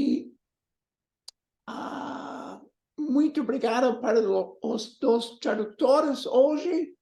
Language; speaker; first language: Portuguese; non-native, learner; English